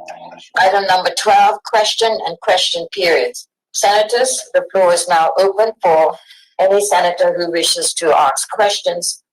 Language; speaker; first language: English; native; English